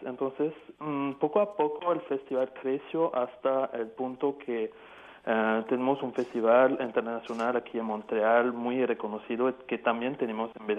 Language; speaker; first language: Spanish; non-native, fluent; French